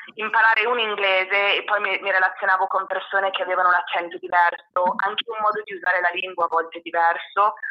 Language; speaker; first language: Italian; native; Italian